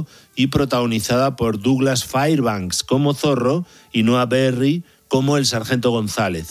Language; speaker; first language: Spanish; native; Spanish